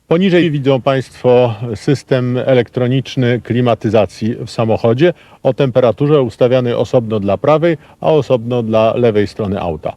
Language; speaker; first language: Polish; native; Polish